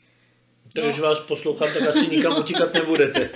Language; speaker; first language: Czech; native; Czech